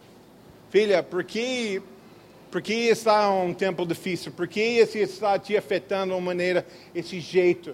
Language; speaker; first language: Portuguese; non-native, fluent; English